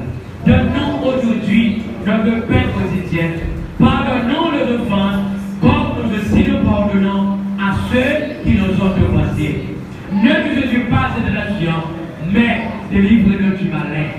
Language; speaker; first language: French; non-native, local second language; Haitian Creole